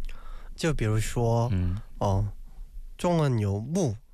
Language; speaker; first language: Chinese; non-native, learner; Korean